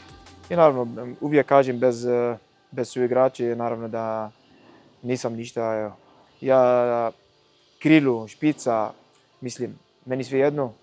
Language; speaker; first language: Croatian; non-native, fluent; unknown